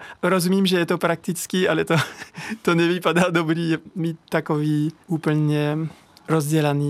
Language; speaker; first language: Czech; non-native, fluent; French